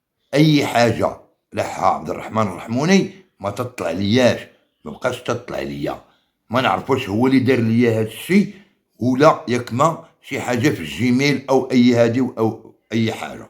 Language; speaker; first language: Arabic; native; Arabic